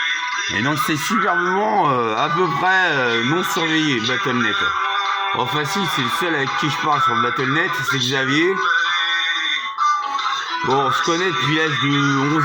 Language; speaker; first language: French; native; French